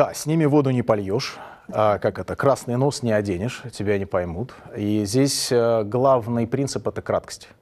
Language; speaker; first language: Russian; native; Russian